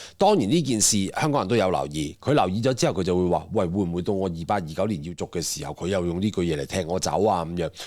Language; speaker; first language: Cantonese; native; Cantonese